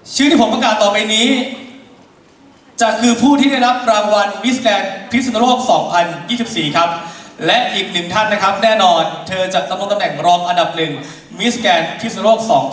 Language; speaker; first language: Thai; native; Thai